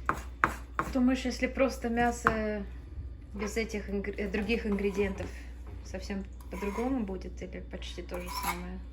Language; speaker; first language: Russian; early bilingual, other home language; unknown